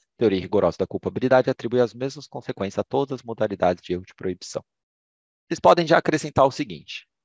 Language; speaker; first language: Portuguese; native; Portuguese